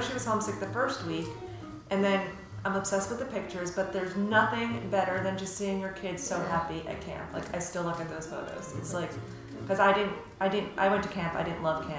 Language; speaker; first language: English; native; English